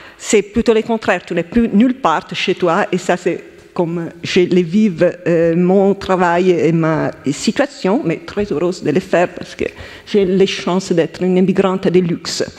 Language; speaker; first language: French; non-native, fluent; Italian